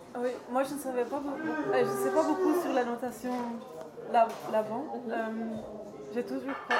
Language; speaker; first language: French; non-native, learner; Dutch